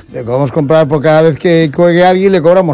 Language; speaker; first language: Spanish; native; Spanish